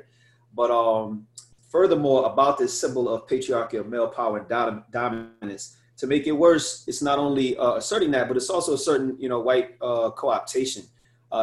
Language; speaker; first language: English; native; English